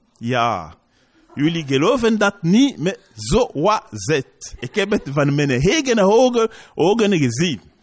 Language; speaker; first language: Dutch; non-native, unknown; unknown